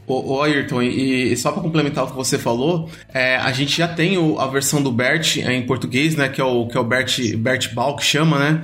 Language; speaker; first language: Portuguese; native; Portuguese